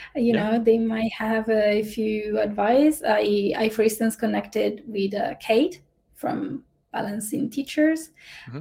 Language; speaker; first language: English; non-native, fluent; Italian